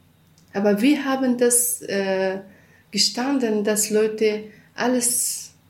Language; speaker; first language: German; non-native, learner; Kurdish